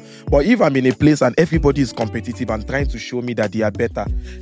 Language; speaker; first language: English; non-native, local second language; Yoruba